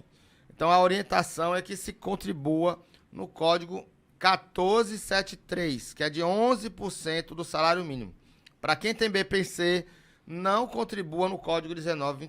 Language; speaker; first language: Portuguese; native; Portuguese